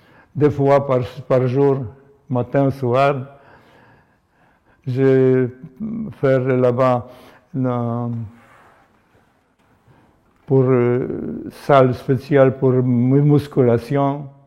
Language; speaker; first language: French; non-native, learner; Polish